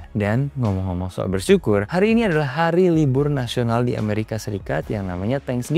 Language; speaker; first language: Indonesian; native; Indonesian